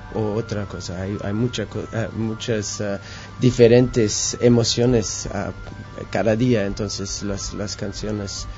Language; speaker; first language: Spanish; non-native, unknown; English